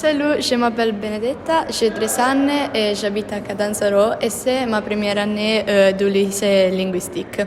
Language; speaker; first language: French; non-native, learner; Italian